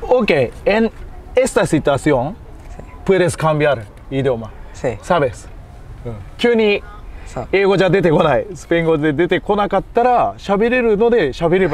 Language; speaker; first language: Spanish; non-native, fluent; Japanese